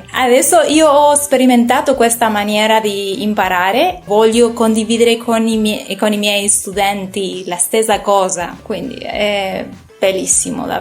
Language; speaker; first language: Italian; non-native, learner; Spanish